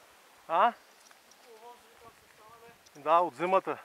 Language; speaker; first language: Bulgarian; native; Bulgarian